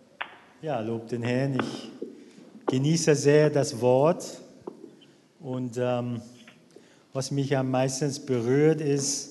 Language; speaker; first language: German; non-native, fluent; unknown